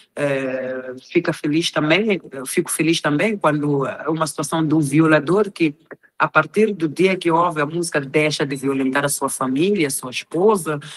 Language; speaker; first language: Portuguese; non-native, local second language; Tsonga